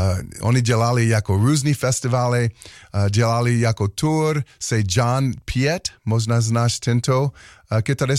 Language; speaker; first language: Czech; non-native, learner; English